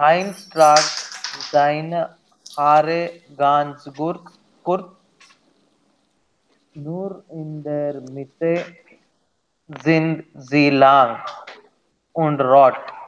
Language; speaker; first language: German; non-native, learner; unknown